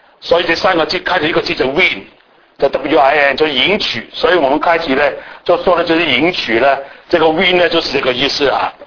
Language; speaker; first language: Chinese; non-native, local second language; Cantonese